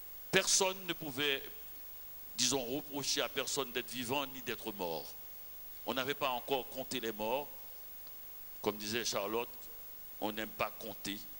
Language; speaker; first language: French; non-native, local second language; Haitian Creole